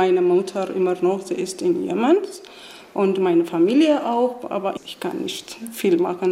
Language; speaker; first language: German; non-native, learner; Arabic